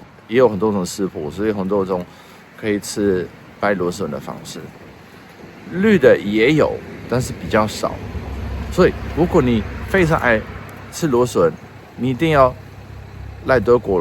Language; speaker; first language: Chinese; non-native, fluent; Dutch